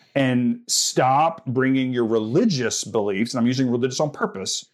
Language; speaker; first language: English; native; English